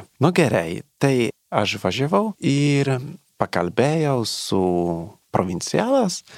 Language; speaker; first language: Lithuanian; non-native, learner; Polish